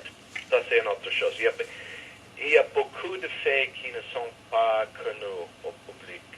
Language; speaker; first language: French; non-native, fluent; English